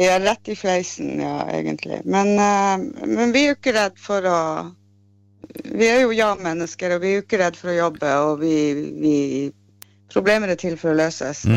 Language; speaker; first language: Norwegian; native; Norwegian